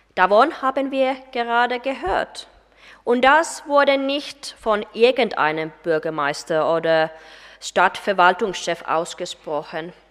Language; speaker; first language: German; non-native, fluent; Finnish